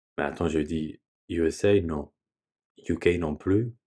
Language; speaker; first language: French; non-native, learner; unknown